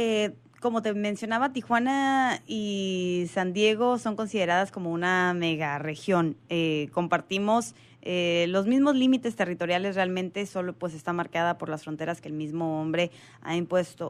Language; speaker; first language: Spanish; native; Spanish